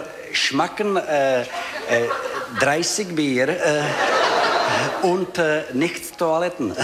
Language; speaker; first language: German; non-native, learner; Czech